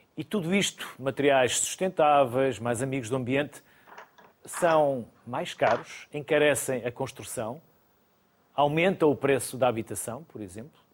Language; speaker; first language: Portuguese; native; Portuguese